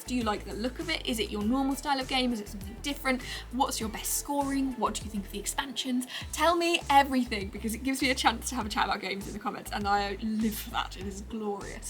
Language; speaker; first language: English; native; English